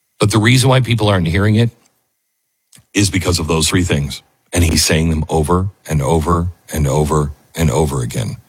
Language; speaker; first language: English; native; English